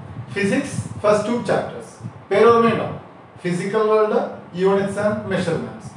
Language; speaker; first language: English; non-native, local second language; Malayalam